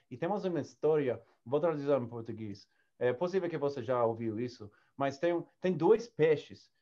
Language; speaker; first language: Portuguese; non-native, learner; English